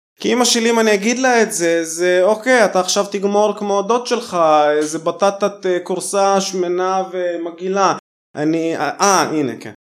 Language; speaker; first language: Hebrew; early bilingual, other home language; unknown